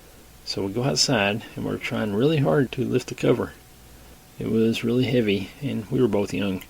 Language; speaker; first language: English; native; English